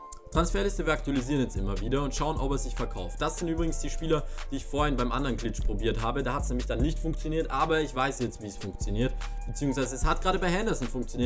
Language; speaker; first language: German; native; German